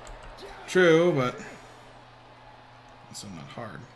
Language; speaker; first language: English; native; English